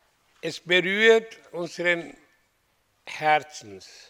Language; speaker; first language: German; non-native, learner; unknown